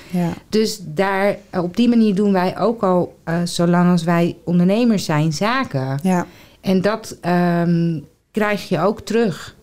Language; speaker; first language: Dutch; native; Dutch